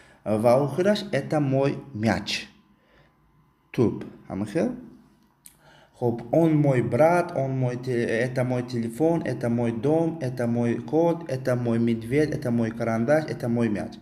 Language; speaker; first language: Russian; non-native, fluent; Tajik